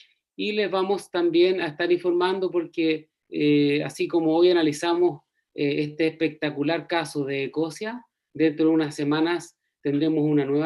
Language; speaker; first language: Spanish; native; Spanish